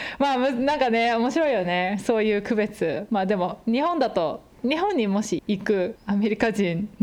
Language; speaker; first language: Japanese; early bilingual, heritage; Japanese